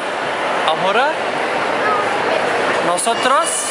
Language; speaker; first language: Spanish; non-native, learner; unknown